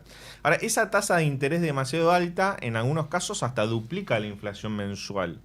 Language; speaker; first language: Spanish; native; Spanish